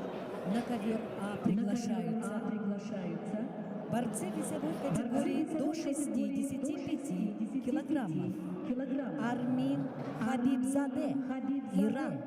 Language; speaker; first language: Russian; native; Russian